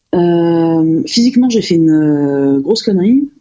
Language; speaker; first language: French; native; French